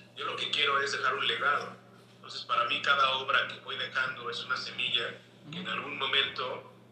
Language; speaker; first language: Spanish; native; Spanish